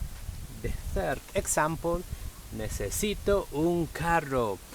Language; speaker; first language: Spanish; non-native, fluent; English